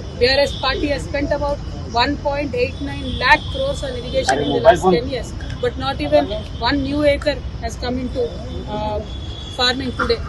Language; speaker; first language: English; non-native, local second language; Telugu